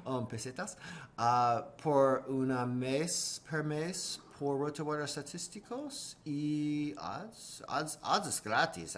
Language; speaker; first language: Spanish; non-native, learner; English